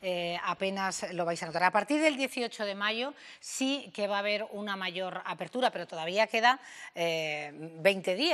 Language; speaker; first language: Spanish; native; Spanish